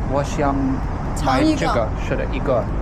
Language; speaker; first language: Chinese; non-native, learner; German